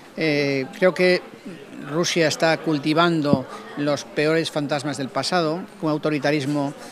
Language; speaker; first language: Spanish; native; Spanish